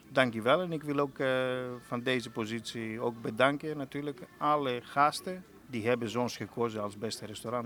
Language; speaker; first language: Dutch; non-native, fluent; Greek